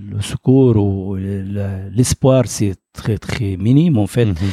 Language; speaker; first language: French; non-native, fluent; Arabic